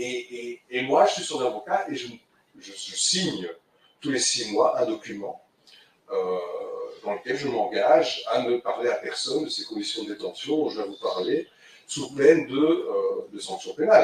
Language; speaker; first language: French; native; French